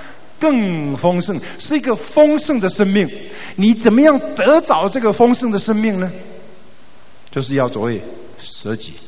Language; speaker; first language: Chinese; native; Chinese